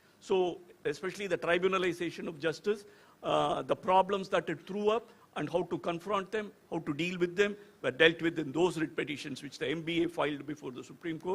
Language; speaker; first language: English; non-native, local second language; Tamil